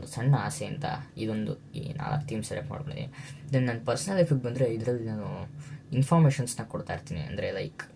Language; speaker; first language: Kannada; native; Kannada